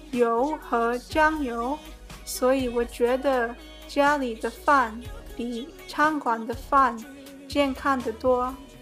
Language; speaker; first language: Chinese; early bilingual, heritage; Chinese